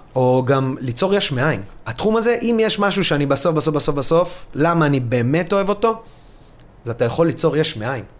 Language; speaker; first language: Hebrew; early bilingual, other home language; Russian